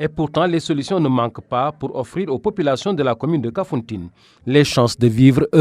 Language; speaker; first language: French; native; French